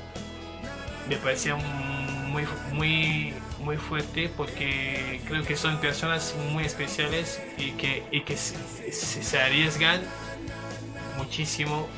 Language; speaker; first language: Spanish; non-native, fluent; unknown